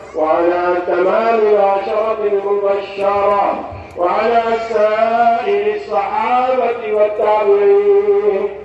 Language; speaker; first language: Arabic; non-native, fluent; Urdu